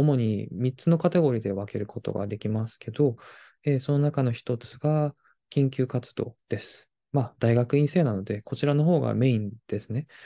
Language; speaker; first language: Japanese; non-native, fluent; Korean